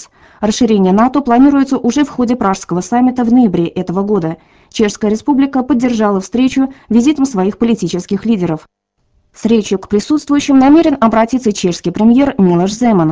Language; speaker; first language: Russian; native; Russian